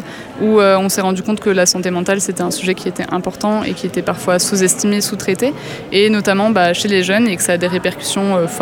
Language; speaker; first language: French; native; French